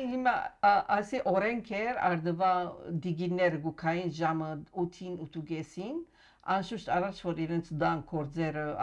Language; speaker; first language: Armenian; non-native, local second language; Arabic